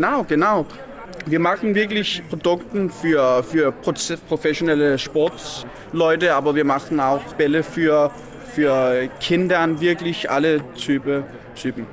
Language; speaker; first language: German; non-native, learner; Danish